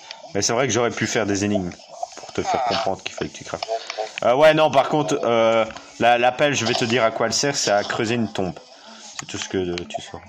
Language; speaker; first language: French; native; French